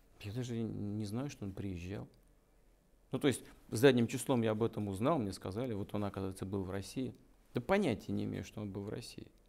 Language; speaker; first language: Russian; native; Russian